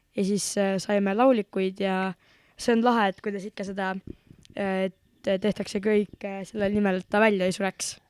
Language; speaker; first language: Estonian; native; Estonian